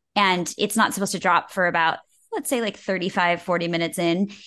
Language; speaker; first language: English; native; English